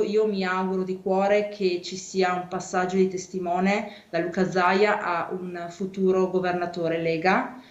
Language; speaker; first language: Italian; native; Italian